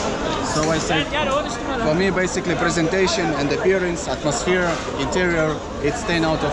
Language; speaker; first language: English; non-native, fluent; Russian